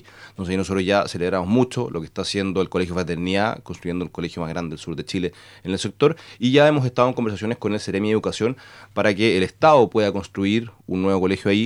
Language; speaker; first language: Spanish; native; Spanish